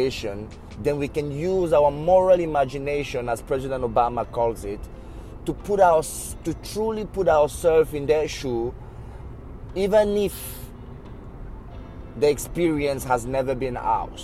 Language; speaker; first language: English; non-native, local second language; French